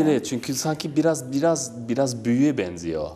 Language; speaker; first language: Turkish; non-native, learner; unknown